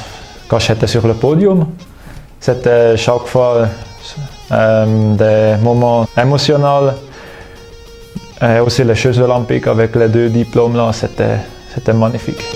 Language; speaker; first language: French; non-native, local second language; German